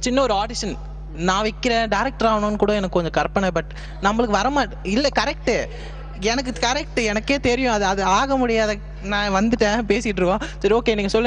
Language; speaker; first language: Tamil; native; Tamil